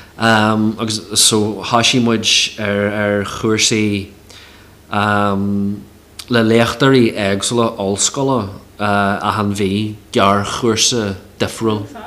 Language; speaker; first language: Irish; non-native, local second language; English